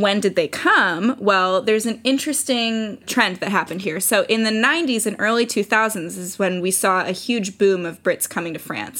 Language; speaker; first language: English; native; English